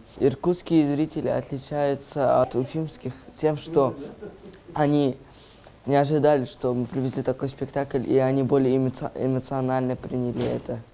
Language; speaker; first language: Russian; non-native, local second language; Bashkir